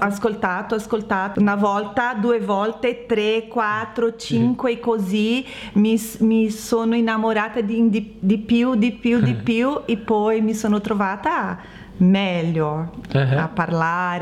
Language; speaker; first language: Italian; non-native, learner; Portuguese